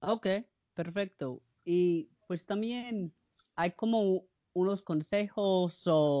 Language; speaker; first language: Spanish; non-native, learner; English